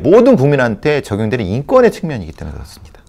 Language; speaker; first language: Korean; native; Korean